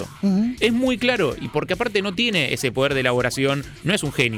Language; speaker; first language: Spanish; native; Spanish